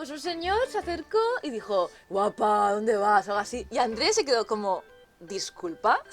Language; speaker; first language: Spanish; native; Spanish